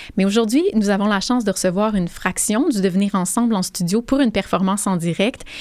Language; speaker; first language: French; native; French